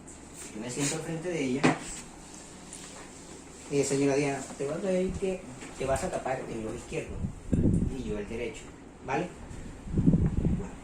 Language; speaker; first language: Spanish; native; Spanish